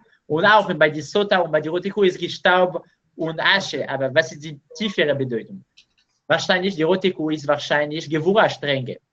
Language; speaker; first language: German; non-native, learner; Hebrew